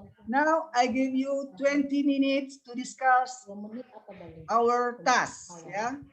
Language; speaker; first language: English; non-native, learner; Indonesian